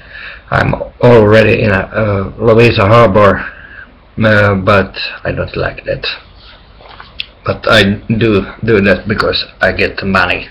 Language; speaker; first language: English; non-native, learner; Finnish